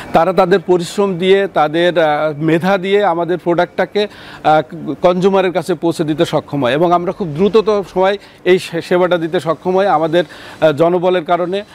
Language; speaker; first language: Bangla; native; Bangla